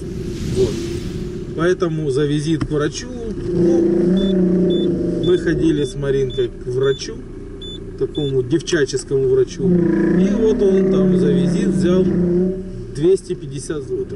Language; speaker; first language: Russian; native; Russian